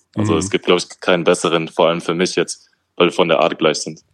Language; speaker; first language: German; native; German